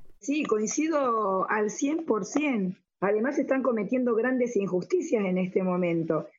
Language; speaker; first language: Spanish; native; Spanish